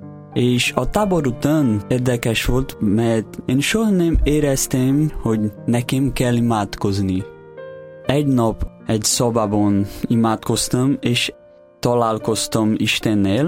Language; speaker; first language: Hungarian; non-native, learner; Portuguese